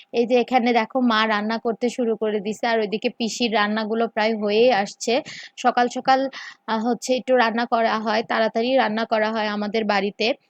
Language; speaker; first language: Bangla; native; Bangla